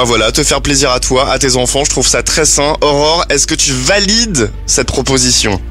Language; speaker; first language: French; native; French